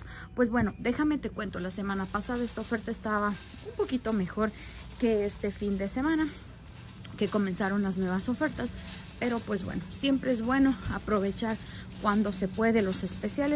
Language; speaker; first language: Spanish; native; Spanish